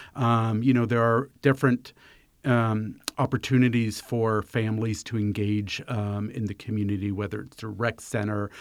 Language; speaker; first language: English; native; English